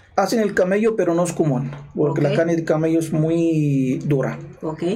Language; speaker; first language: Spanish; non-native, fluent; Arabic